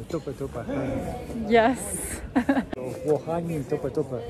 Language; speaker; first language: Chinese; non-native, learner; Italian